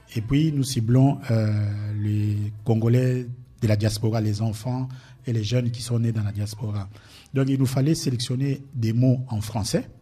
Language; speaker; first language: French; non-native, local second language; Lingala